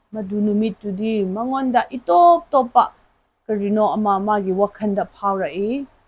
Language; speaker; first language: Manipuri; non-native, local second language; Rongmei Naga